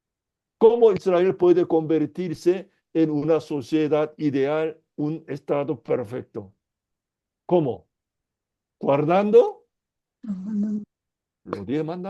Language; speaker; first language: Spanish; non-native, fluent; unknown